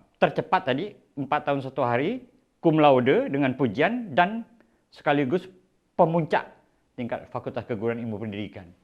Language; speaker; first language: Malay; native; Malay